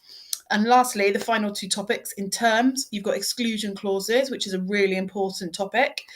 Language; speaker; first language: English; native; English